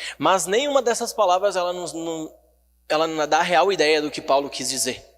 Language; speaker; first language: Portuguese; native; Portuguese